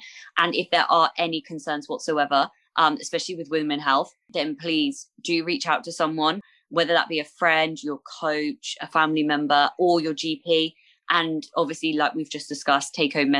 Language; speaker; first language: English; native; English